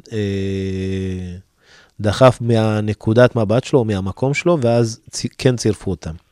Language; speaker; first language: Hebrew; early bilingual, other home language; Amharic